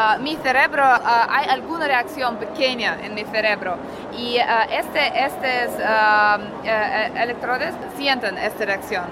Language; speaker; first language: Spanish; non-native, learner; Russian